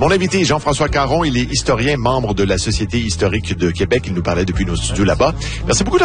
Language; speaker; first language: French; native; French